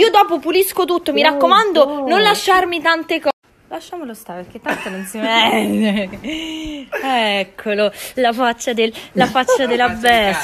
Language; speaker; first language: Italian; native; Italian